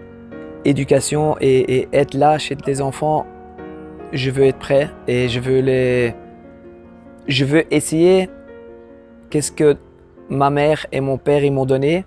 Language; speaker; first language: French; non-native, local second language; Dutch